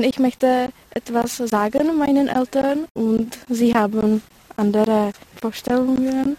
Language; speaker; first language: German; non-native, learner; Czech